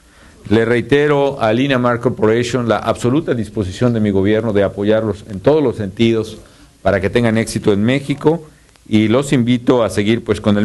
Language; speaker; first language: Spanish; native; Spanish